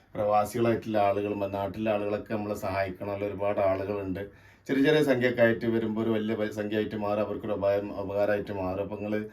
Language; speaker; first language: Malayalam; native; Malayalam